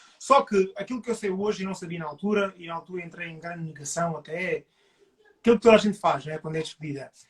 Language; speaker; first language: Portuguese; early bilingual, other home language; Upper Guinea Crioulo